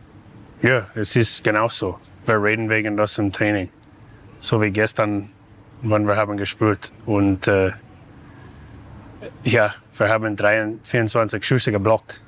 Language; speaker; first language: German; non-native, learner; English